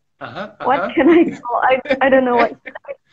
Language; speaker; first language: English; non-native, learner; Indonesian